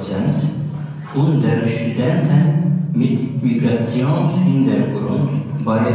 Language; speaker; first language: German; non-native, learner; Turkish